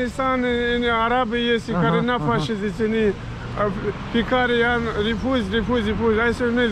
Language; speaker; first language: Romanian; non-native, learner; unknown